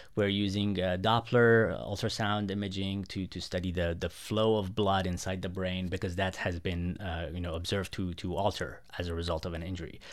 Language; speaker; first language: English; non-native, fluent; Persian